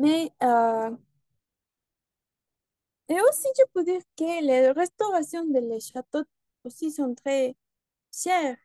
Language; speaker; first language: French; non-native, learner; Spanish